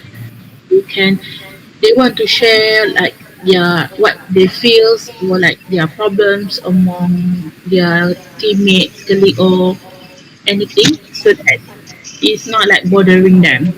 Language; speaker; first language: English; non-native, learner; Malay